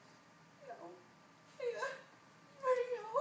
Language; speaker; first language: Spanish; non-native, learner; English